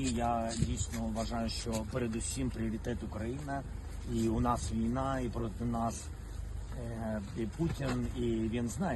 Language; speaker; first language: Ukrainian; non-native, local second language; Russian